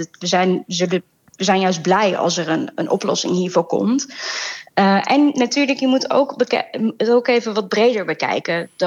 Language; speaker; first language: Dutch; early bilingual, other home language; Turkish